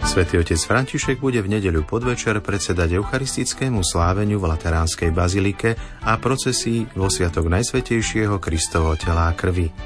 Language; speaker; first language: Slovak; native; Slovak